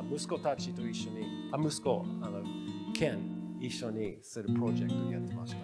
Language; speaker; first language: Japanese; non-native, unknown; English